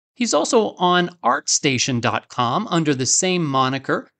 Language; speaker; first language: English; native; English